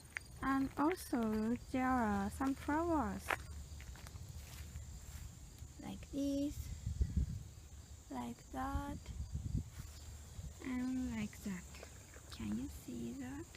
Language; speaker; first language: English; non-native, learner; Japanese